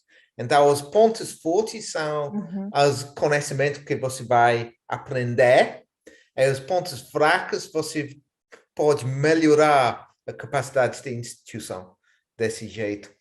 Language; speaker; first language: Portuguese; non-native, fluent; English